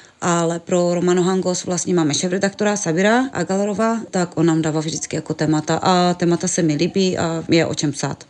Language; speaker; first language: Czech; non-native, local second language; Romany